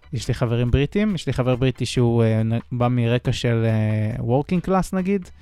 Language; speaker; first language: Hebrew; native; Hebrew